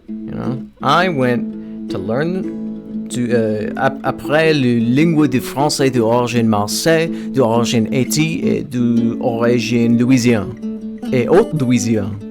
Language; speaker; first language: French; non-native, learner; English